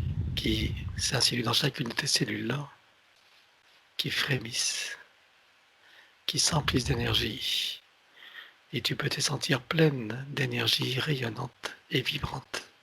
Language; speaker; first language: French; native; French